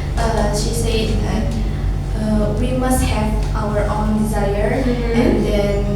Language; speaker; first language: English; non-native, learner; Indonesian